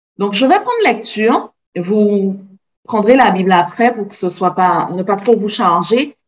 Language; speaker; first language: French; native; French